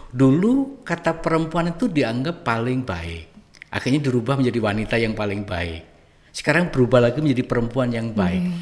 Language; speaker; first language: Indonesian; native; Indonesian